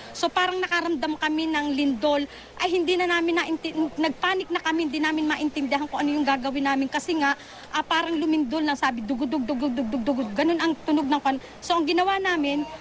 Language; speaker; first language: Filipino; native; Filipino